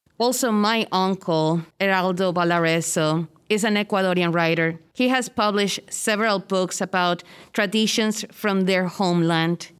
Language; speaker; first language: English; non-native, fluent; Spanish